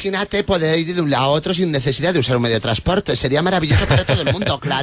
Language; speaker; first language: Spanish; native; Spanish